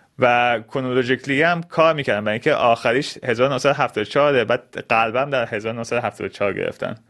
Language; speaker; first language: Persian; early bilingual, heritage; Persian